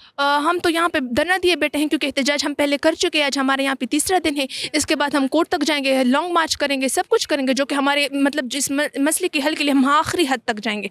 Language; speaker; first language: Urdu; non-native, local second language; Pashto